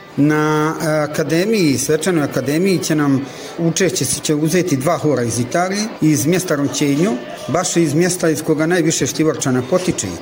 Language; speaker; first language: Bosnian; non-native, local second language; Italian